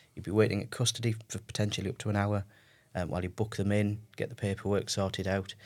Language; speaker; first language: English; native; English